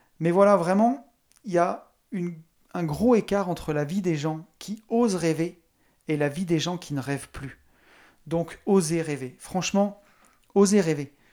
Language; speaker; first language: French; native; French